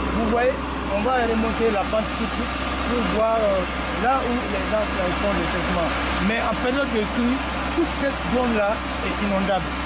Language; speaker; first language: French; non-native, local second language; Bambara